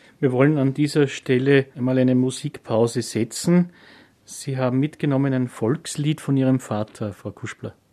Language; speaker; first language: German; native; German